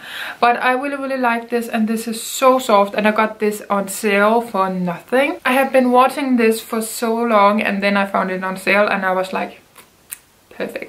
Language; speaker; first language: English; non-native, fluent; Danish